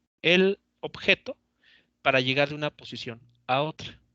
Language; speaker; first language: Spanish; native; Spanish